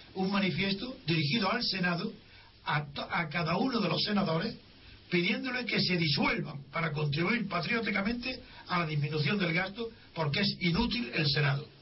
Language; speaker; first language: Spanish; native; Spanish